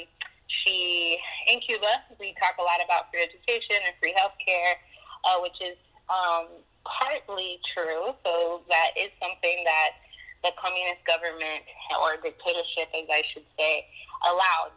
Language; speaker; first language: English; native; English